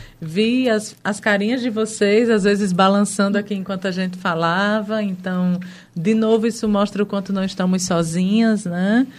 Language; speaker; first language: Portuguese; native; Portuguese